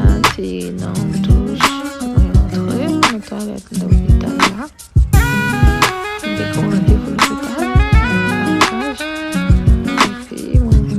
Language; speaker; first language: French; non-native, local second language; Haitian Creole